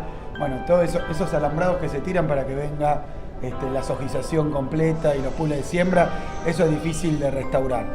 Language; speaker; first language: Spanish; native; Spanish